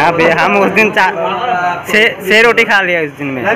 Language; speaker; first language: Hindi; non-native, local second language; Assamese